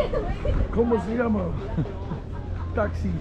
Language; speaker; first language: Spanish; non-native, learner; English